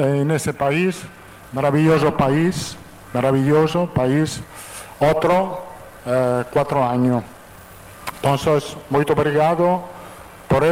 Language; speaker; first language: Portuguese; non-native, fluent; Italian